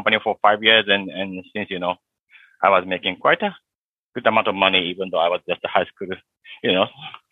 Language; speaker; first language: English; non-native, fluent; Japanese